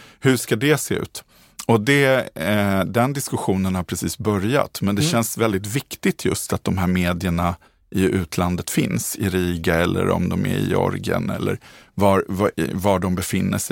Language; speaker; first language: Swedish; native; Swedish